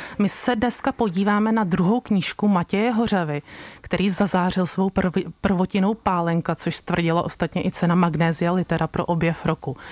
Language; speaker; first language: Czech; native; Czech